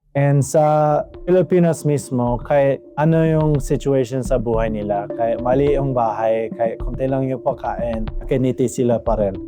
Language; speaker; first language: Filipino; non-native, fluent; English